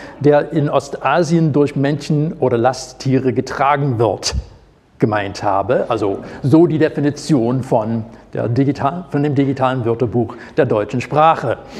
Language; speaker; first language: German; non-native, fluent; English